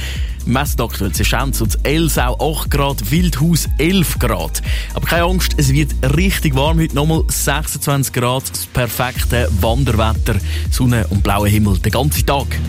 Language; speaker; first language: German; native; German